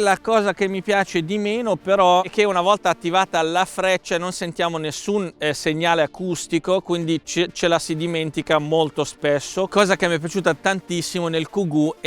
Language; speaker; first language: Italian; native; Italian